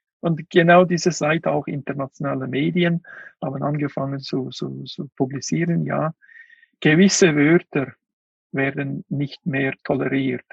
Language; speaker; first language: German; non-native, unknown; Uyghur